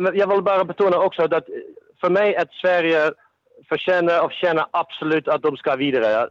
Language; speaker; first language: Swedish; non-native, fluent; Dutch